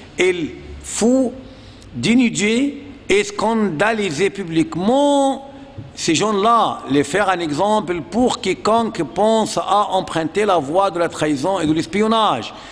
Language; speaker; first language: French; non-native, fluent; Arabic